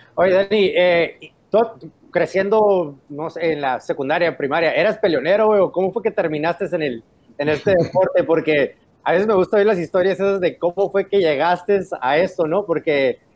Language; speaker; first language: Spanish; early bilingual, heritage; Spanish